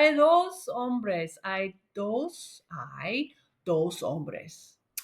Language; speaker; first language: Spanish; non-native, learner; English